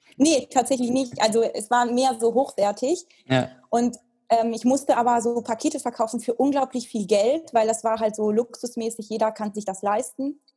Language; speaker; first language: German; early bilingual, heritage; Italian